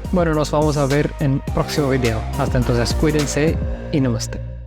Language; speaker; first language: Spanish; non-native, learner; Hindi